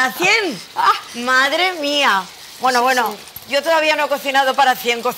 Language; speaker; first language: Spanish; native; Spanish